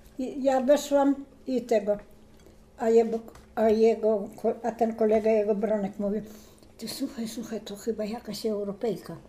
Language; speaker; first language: Polish; native; Polish